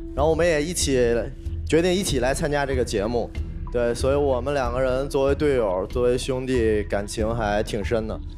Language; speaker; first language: Chinese; native; Chinese